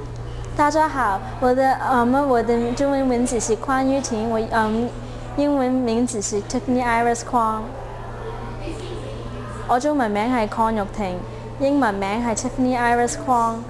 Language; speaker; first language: Chinese; early bilingual, heritage; Chinese